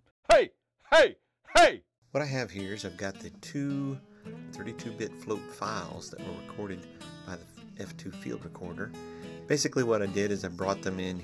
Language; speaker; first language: English; native; English